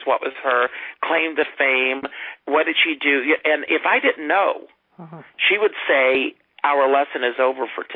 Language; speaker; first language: English; native; English